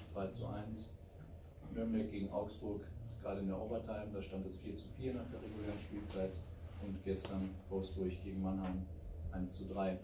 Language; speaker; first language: German; native; German